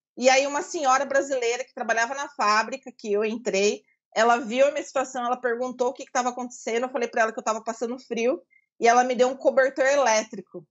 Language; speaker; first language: Portuguese; native; Portuguese